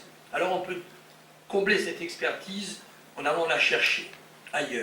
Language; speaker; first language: French; native; French